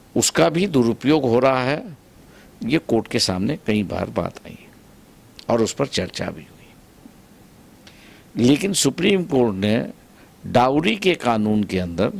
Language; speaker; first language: Hindi; non-native, local second language; Marathi